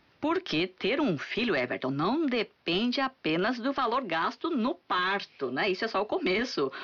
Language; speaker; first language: Portuguese; native; Portuguese